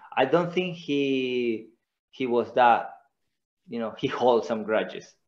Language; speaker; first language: English; non-native, fluent; Spanish